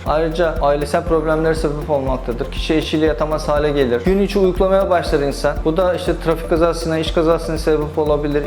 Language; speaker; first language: Turkish; native; Turkish